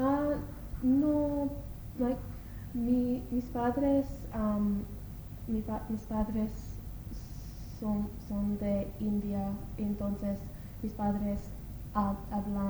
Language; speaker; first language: Spanish; non-native, learner; English